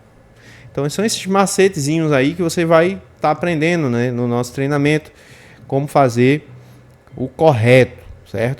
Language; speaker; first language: Portuguese; native; Portuguese